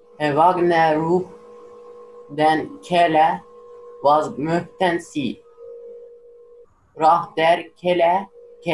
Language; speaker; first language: German; non-native, learner; Turkish